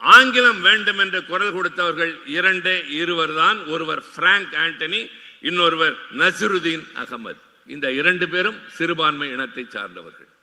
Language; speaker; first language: Tamil; native; Tamil